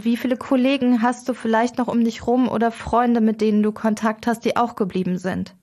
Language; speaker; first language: German; native; German